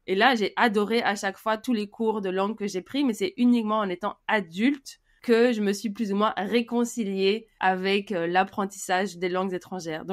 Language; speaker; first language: French; native; French